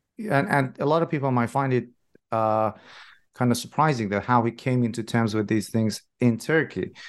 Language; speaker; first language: English; non-native, fluent; Persian